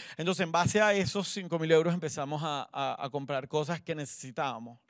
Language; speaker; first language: Spanish; native; Spanish